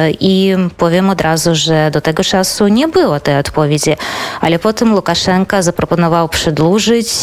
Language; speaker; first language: Polish; non-native, fluent; Belarusian